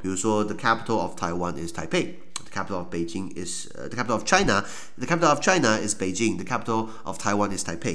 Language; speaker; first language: English; non-native, fluent; Chinese